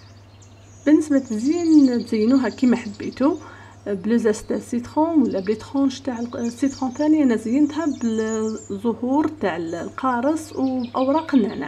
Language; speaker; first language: Arabic; native; Arabic